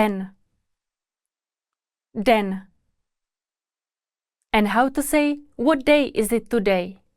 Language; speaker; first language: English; non-native, fluent; Czech